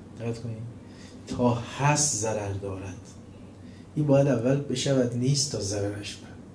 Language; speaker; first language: Persian; non-native, local second language; Azerbaijani